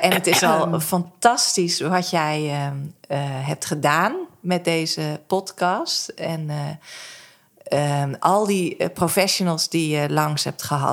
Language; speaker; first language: Dutch; native; Dutch